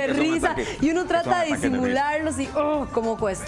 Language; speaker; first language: Spanish; native; Spanish